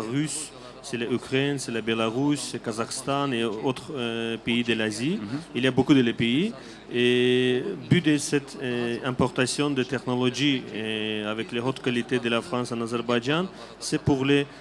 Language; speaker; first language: French; non-native, learner; Azerbaijani